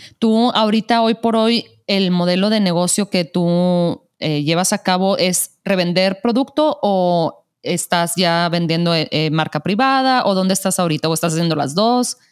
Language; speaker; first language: Spanish; native; Spanish